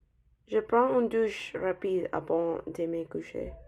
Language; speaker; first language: French; non-native, learner; English